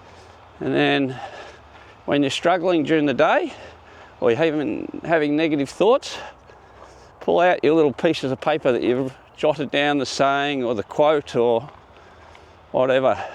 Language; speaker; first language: English; native; English